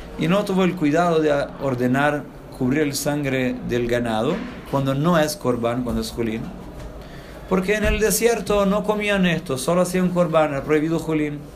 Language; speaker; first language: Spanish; non-native, fluent; Portuguese